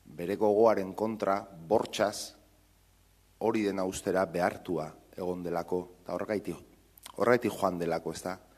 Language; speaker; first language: Basque; non-native, local second language; Spanish